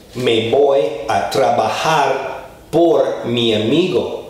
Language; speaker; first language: Spanish; non-native, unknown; English